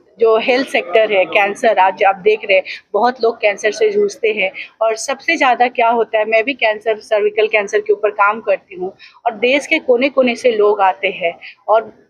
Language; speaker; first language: Hindi; native; Hindi